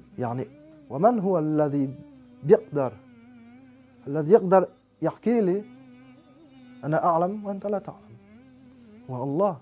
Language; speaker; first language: Arabic; non-native, fluent; French